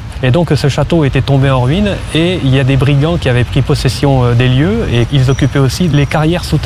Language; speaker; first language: French; native; French